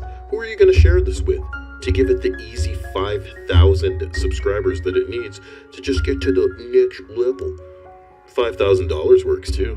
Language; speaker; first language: English; native; English